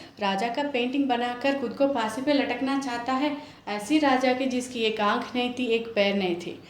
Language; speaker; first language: Hindi; non-native, local second language; Telugu